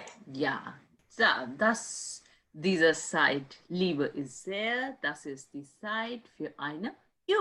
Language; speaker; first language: German; non-native, fluent; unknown